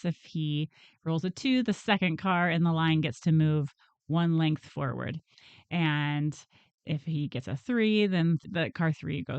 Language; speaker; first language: English; native; English